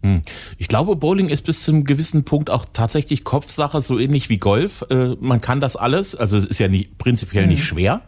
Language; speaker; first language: German; native; German